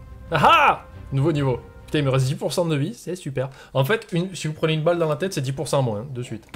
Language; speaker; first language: French; native; French